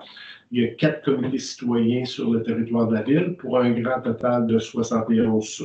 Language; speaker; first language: French; native; French